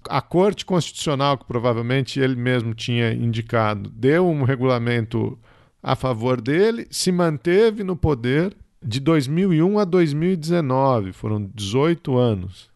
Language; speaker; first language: Portuguese; native; Portuguese